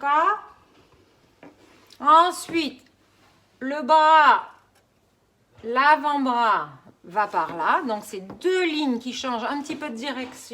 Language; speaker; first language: French; native; French